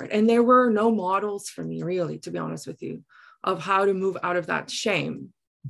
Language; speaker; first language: English; non-native, local second language; Afrikaans